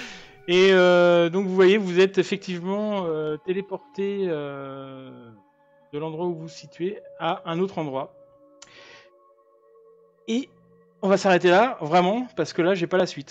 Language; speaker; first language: French; native; French